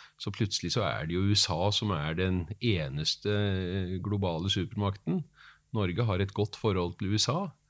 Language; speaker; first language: Norwegian; native; Norwegian